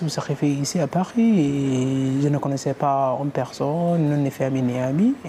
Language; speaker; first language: French; non-native, learner; Somali